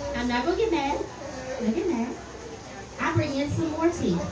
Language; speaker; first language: English; native; English